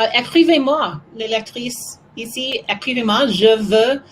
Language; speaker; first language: French; non-native, learner; English